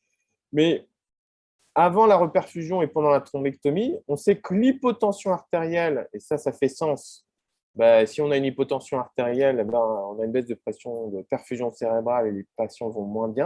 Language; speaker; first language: French; native; French